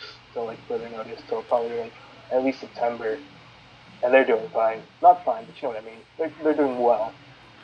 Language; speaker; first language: English; native; English